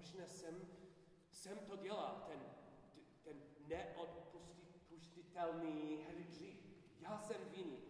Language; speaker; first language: Czech; non-native, learner; English